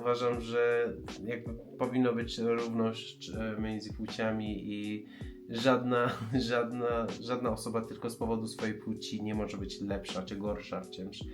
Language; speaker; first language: Polish; non-native, fluent; Persian